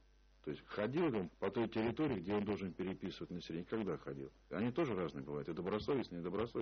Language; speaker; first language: Russian; native; Russian